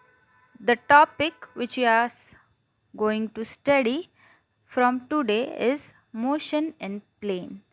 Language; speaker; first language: English; non-native, local second language; Marathi